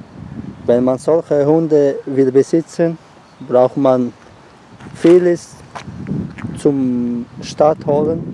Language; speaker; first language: German; non-native, learner; Turkish